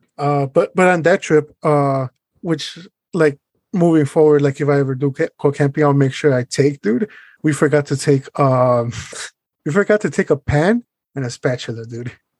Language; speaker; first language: English; early bilingual, other home language; Spanish